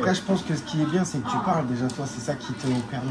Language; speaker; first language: French; native; French